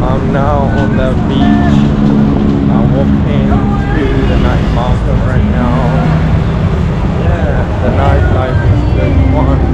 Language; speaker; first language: English; non-native, learner; Burmese